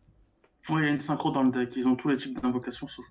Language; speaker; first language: French; native; French